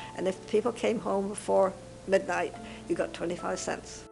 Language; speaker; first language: English; native; English